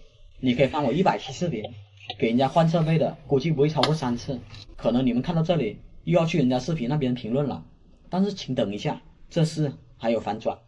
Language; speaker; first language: Chinese; native; Chinese